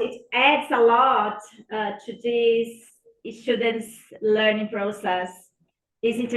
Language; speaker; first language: English; non-native, fluent; Portuguese